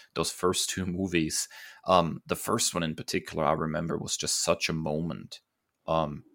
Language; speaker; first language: English; early bilingual, other home language; German